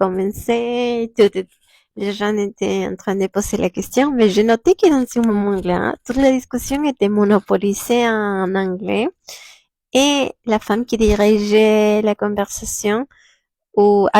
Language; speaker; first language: French; non-native, fluent; Spanish